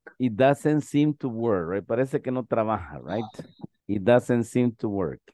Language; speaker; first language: English; non-native, fluent; Spanish